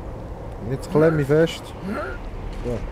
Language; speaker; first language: German; native; German